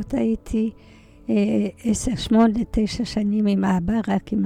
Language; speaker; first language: Hebrew; early bilingual, other home language; Polish